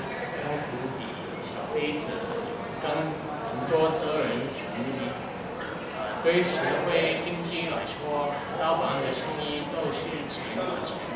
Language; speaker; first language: Chinese; non-native, learner; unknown